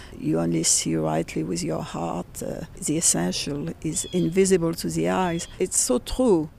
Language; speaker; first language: English; non-native, fluent; French